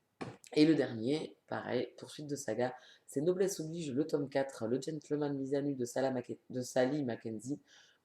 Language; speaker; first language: French; native; French